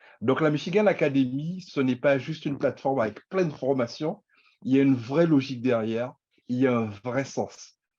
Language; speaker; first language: French; native; French